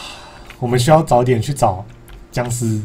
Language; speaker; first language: Chinese; native; Chinese